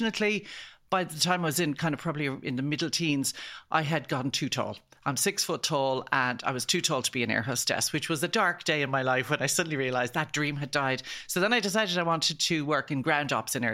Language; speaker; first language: English; native; English